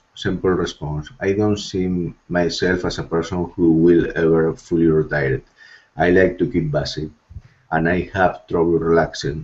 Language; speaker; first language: English; non-native, fluent; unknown